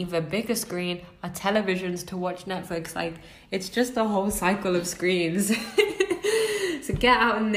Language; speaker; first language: English; native; English